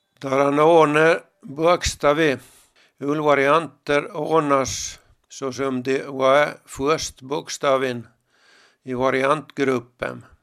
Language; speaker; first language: Swedish; native; Swedish